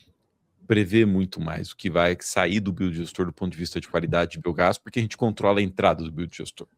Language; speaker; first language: Portuguese; native; Portuguese